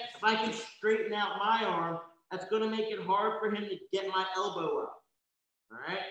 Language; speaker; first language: English; native; English